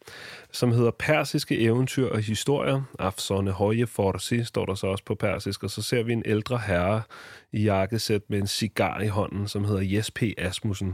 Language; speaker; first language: Danish; native; Danish